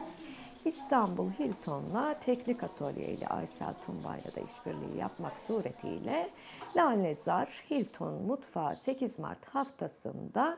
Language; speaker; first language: Turkish; native; Turkish